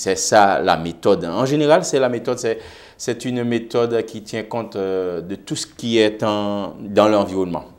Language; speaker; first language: French; non-native, local second language; Haitian Creole